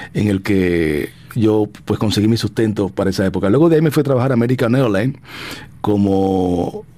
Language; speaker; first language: Spanish; native; Spanish